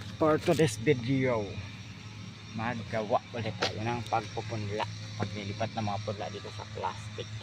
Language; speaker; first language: Filipino; non-native, local second language; Bikol